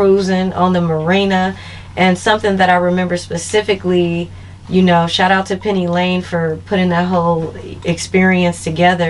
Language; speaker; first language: English; native; English